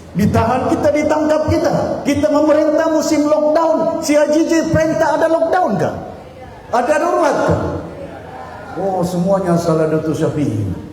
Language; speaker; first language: Malay; native; Malay